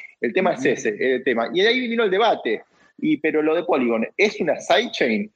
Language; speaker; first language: Spanish; native; Spanish